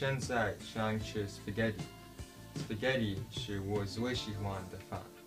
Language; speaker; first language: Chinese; non-native, learner; English